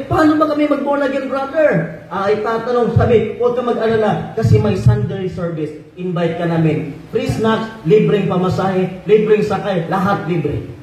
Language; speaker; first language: Filipino; non-native, local second language; Cebuano